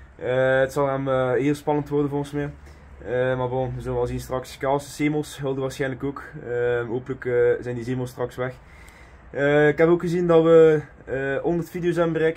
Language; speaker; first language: Dutch; native; Dutch